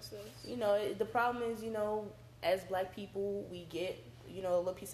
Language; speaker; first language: English; native; English